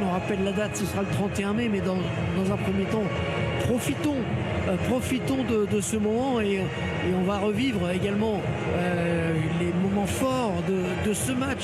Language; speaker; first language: French; native; French